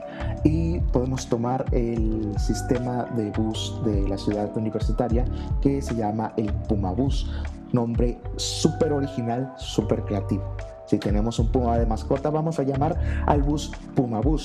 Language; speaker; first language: Spanish; native; Spanish